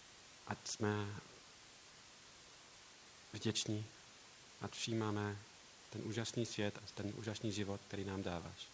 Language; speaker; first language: Czech; non-native, learner; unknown